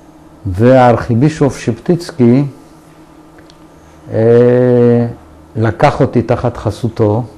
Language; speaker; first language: Hebrew; early bilingual, other home language; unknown